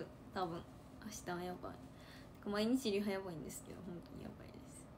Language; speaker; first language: Japanese; native; Japanese